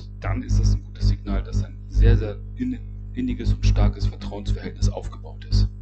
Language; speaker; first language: German; native; German